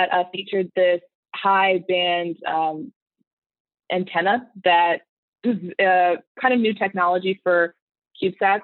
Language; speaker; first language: English; native; English